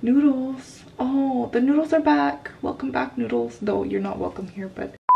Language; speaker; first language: English; early bilingual, other home language; Korean